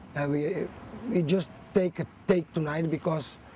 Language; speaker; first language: English; non-native, fluent; Papiamento